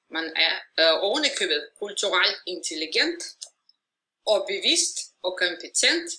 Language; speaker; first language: Danish; non-native, fluent; Russian